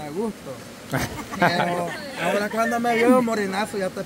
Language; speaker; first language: Spanish; native; Spanish